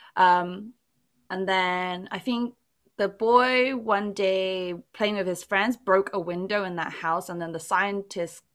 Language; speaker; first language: English; early bilingual, other home language; Cantonese